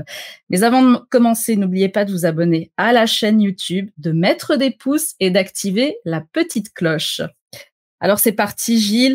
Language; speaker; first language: French; native; French